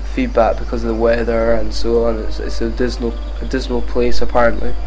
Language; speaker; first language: English; native; English